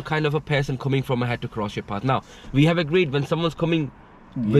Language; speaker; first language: English; non-native, fluent; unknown